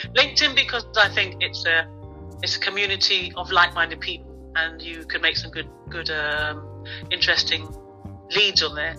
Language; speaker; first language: English; native; English